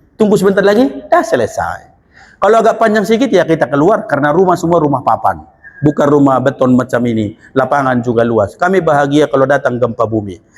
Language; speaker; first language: Indonesian; non-native, local second language; Batak Toba